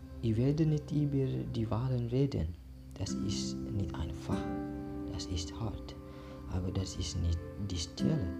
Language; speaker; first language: German; non-native, learner; Indonesian